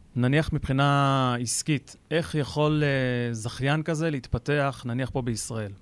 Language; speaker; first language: Hebrew; native; Hebrew